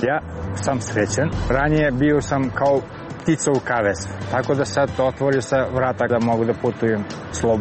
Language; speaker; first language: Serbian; non-native, learner; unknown